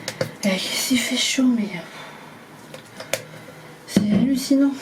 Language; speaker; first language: French; native; French